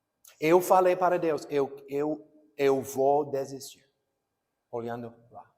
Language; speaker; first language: Portuguese; non-native, fluent; English